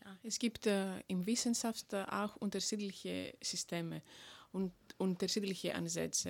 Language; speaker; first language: German; non-native, fluent; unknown